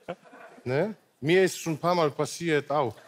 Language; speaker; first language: German; non-native, local second language; Polish